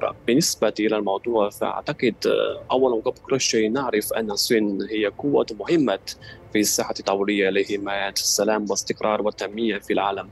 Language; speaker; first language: Arabic; non-native, fluent; Chinese